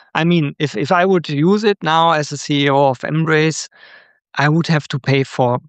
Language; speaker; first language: English; non-native, fluent; German